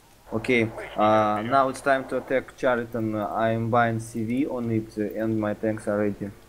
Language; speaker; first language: English; non-native, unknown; Russian